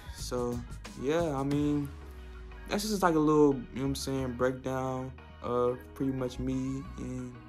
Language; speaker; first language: English; native; English